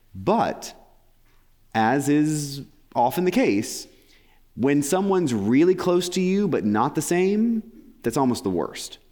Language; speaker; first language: English; native; English